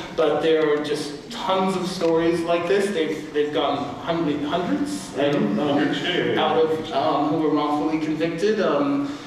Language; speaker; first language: English; native; English